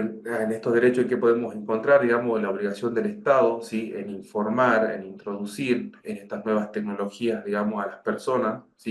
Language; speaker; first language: Spanish; native; Spanish